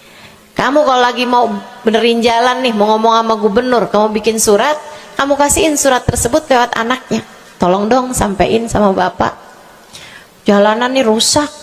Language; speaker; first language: Indonesian; native; Indonesian